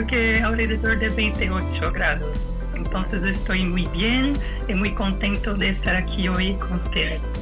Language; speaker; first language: Spanish; non-native, fluent; Portuguese